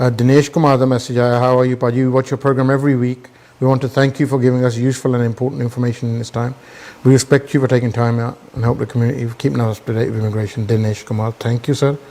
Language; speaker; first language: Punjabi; early bilingual, heritage; Punjabi